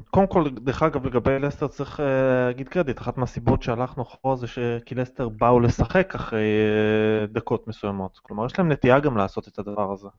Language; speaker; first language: Hebrew; native; Hebrew